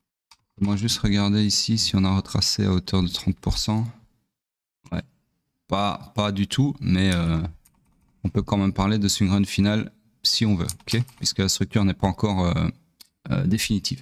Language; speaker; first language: French; native; French